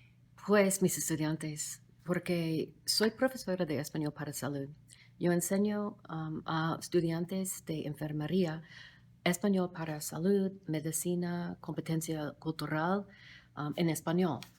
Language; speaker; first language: Spanish; non-native, fluent; English